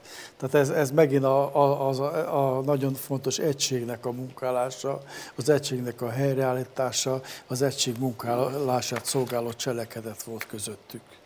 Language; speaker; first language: Hungarian; native; Hungarian